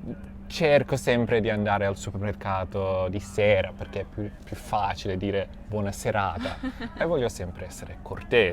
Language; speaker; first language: Italian; non-native, fluent; English